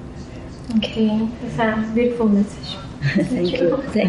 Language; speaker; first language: English; non-native, learner; Spanish